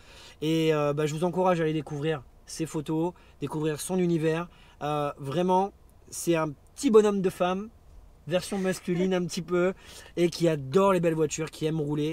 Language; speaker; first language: French; native; French